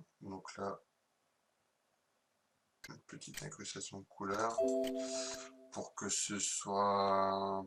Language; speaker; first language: French; native; French